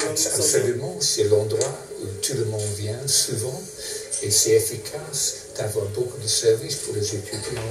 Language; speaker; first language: French; non-native, fluent; English